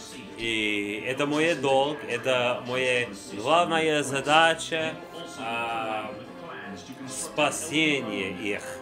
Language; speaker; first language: Russian; non-native, learner; English